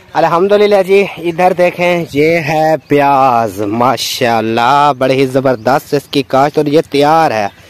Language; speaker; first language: Urdu; non-native, local second language; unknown